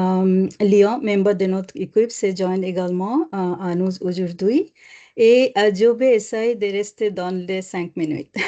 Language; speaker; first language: French; non-native, learner; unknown